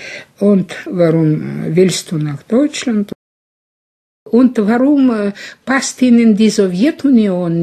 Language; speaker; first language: German; early bilingual, heritage; German